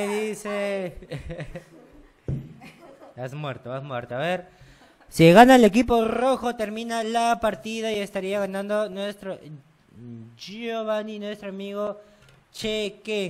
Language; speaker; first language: Spanish; native; Spanish